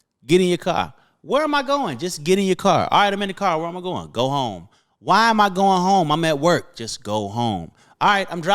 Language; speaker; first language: English; native; English